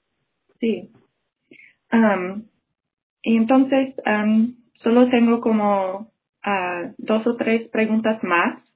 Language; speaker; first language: Spanish; non-native, fluent; English